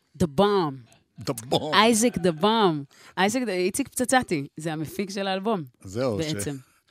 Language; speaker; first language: Hebrew; native; Hebrew